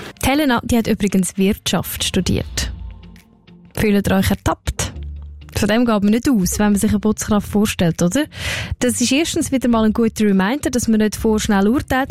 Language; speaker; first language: German; native; German